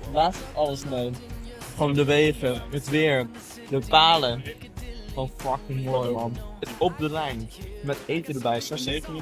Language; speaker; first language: Dutch; native; Dutch